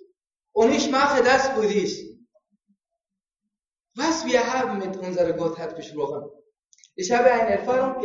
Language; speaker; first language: German; non-native, learner; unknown